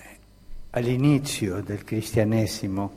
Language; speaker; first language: Italian; non-native, fluent; Spanish